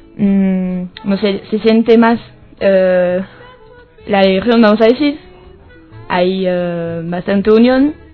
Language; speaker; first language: Spanish; non-native, fluent; French